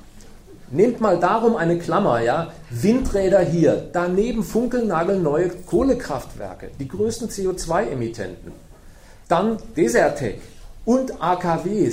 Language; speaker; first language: German; native; German